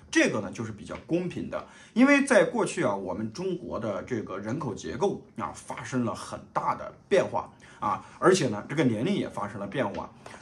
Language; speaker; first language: Chinese; native; Chinese